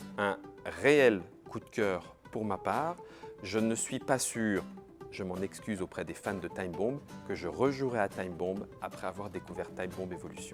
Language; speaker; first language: French; native; French